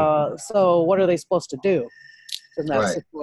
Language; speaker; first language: English; native; English